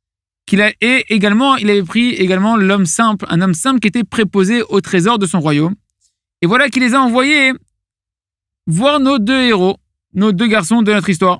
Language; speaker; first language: French; native; French